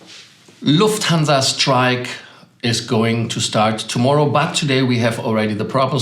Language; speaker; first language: English; non-native, fluent; German